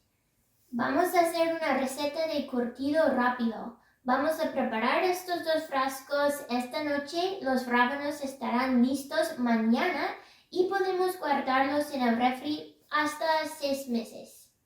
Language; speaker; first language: Spanish; non-native, fluent; English